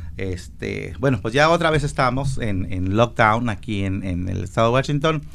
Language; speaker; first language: Spanish; native; Spanish